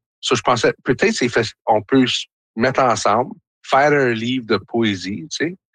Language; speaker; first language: French; native; French